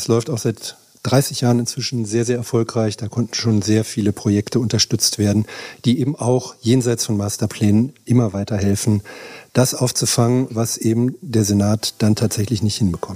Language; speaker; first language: German; native; German